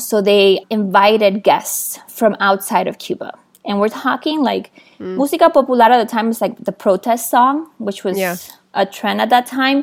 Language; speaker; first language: English; native; English